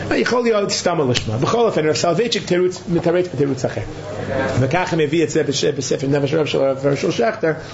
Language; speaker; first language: Hebrew; non-native, fluent; English